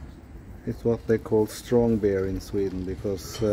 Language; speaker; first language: English; non-native, fluent; Norwegian